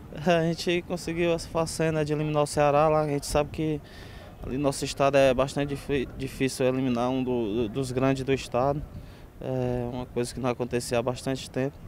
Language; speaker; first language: Portuguese; native; Portuguese